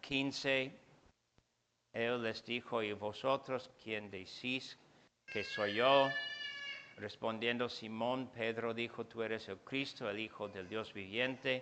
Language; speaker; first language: Spanish; non-native, fluent; English